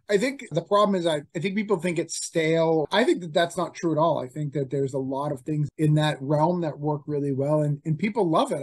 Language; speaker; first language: English; native; English